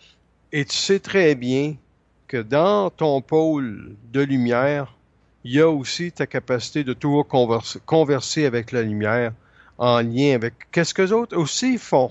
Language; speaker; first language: French; native; French